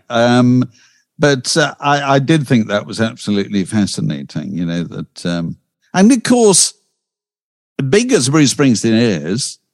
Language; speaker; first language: English; native; English